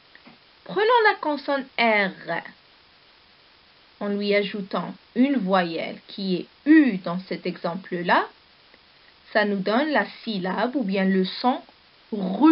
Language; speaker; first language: French; non-native, local second language; Arabic